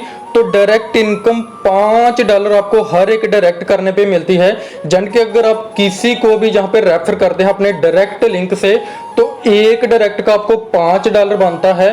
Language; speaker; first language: Hindi; native; Hindi